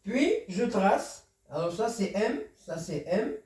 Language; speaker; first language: French; non-native, local second language; Arabic